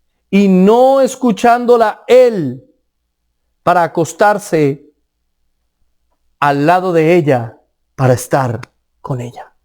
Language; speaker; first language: Spanish; native; Spanish